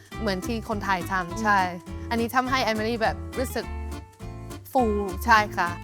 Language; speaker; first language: Thai; non-native, fluent; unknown